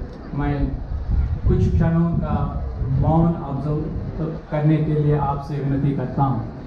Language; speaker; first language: Hindi; non-native, local second language; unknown